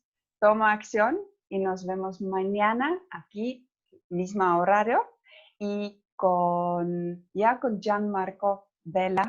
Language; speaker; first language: Spanish; non-native, fluent; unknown